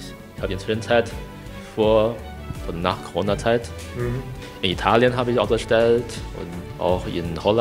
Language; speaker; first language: German; non-native, learner; Chinese